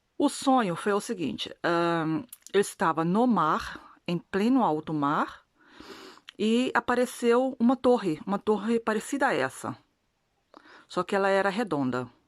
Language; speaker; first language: Portuguese; non-native, learner; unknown